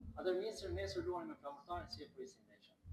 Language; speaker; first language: Albanian; native; Albanian